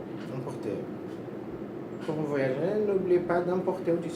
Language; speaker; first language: French; non-native, learner; Portuguese